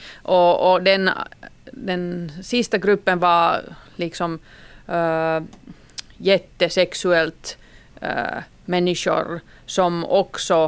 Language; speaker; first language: Swedish; non-native, local second language; Finnish